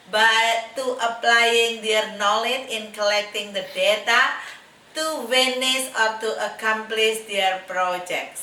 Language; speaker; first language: English; non-native, fluent; Indonesian